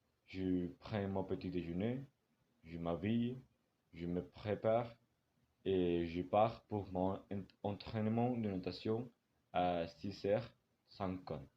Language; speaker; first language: French; non-native, learner; Spanish